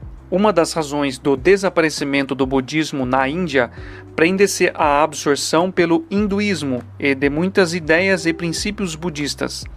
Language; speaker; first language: Portuguese; native; Portuguese